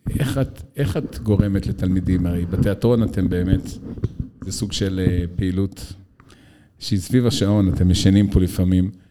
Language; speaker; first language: Hebrew; native; Hebrew